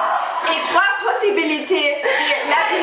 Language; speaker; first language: French; non-native, learner; German